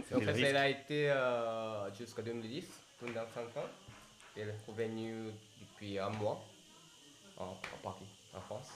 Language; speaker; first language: French; non-native, learner; Japanese